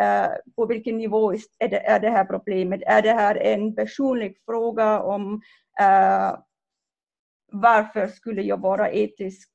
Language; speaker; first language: Swedish; non-native, fluent; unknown